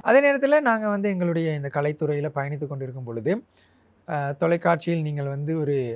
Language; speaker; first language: Tamil; native; Tamil